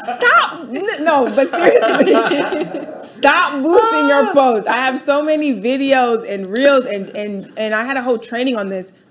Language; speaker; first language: English; native; English